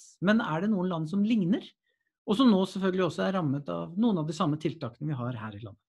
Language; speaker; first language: Norwegian; native; Norwegian